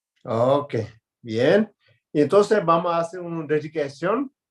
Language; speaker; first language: Spanish; non-native, learner; Tibetan